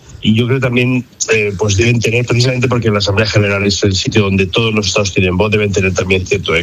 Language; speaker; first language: Spanish; native; Spanish